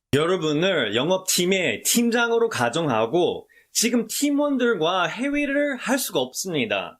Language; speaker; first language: Korean; non-native, fluent; English